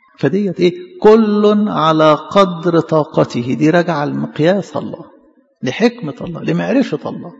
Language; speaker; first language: Arabic; native; Arabic